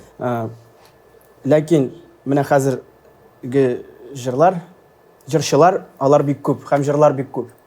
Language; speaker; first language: Tatar; non-native, local second language; Russian